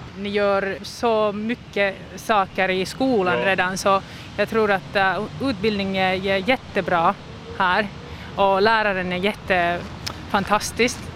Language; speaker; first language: Swedish; non-native, local second language; Finnish